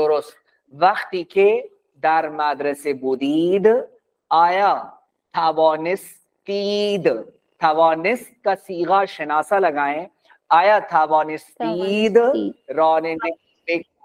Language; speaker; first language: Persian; non-native, fluent; Urdu